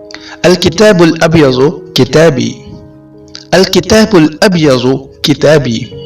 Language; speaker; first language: Arabic; non-native, fluent; Urdu